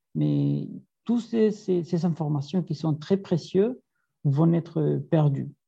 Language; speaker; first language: French; non-native, fluent; Spanish